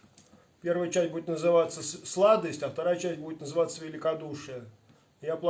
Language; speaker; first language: Russian; native; Russian